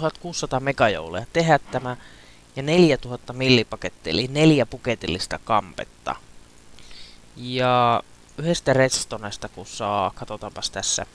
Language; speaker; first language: Finnish; native; Finnish